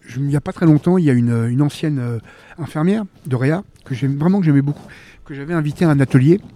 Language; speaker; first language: French; native; French